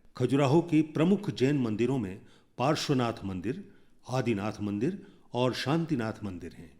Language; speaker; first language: Hindi; native; Hindi